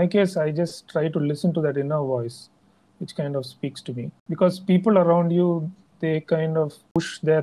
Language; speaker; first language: English; non-native, local second language; Tamil